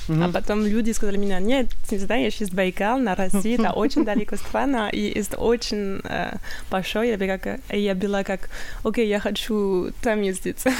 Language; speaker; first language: Russian; non-native, learner; French